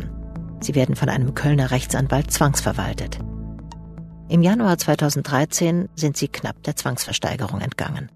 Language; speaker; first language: German; native; German